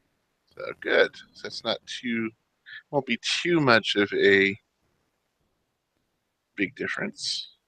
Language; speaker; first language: English; native; English